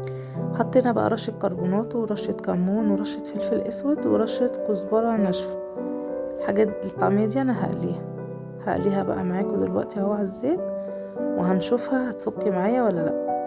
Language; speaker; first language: Arabic; native; Arabic